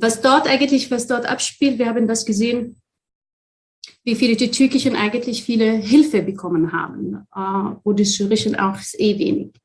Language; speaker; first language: German; non-native, fluent; Arabic